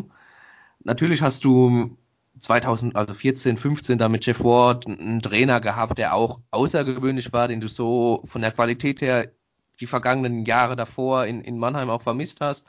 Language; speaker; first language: German; native; German